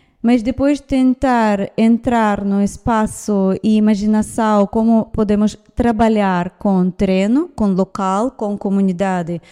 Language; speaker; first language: Portuguese; non-native, fluent; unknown